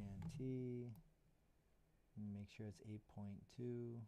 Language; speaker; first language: English; native; English